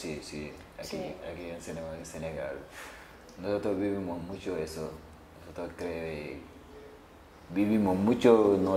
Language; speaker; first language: Spanish; non-native, learner; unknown